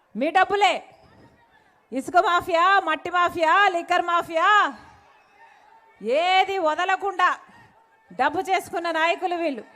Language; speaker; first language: Telugu; native; Telugu